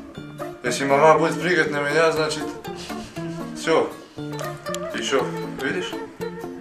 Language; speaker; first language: Russian; non-native, learner; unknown